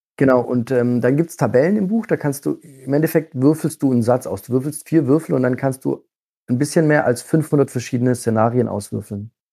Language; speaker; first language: German; early bilingual, other home language; Italian